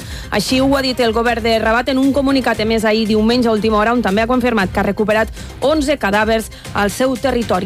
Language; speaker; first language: Catalan; native; Catalan